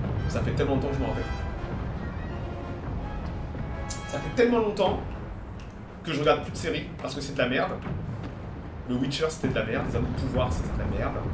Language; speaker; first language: French; native; French